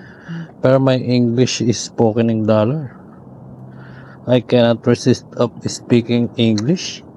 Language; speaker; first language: English; non-native, local second language; Filipino